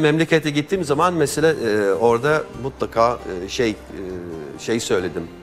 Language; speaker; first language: Turkish; non-native, fluent; English